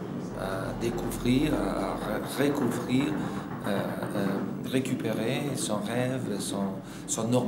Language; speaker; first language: French; non-native, fluent; Italian